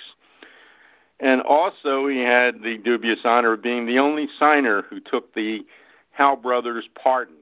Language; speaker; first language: English; native; English